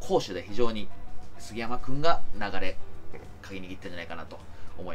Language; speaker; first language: Japanese; native; Japanese